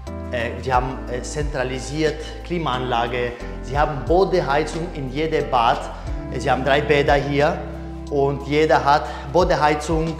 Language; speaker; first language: German; non-native, learner; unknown